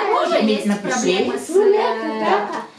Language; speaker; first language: Russian; non-native, local second language; Romanian